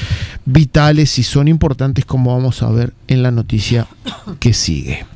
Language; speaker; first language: Spanish; native; Spanish